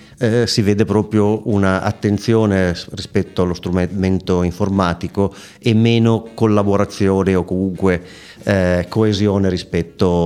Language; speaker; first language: Italian; native; Italian